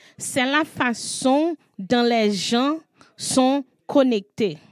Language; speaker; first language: French; non-native, learner; English